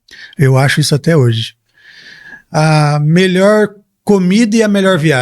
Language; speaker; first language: Portuguese; native; Portuguese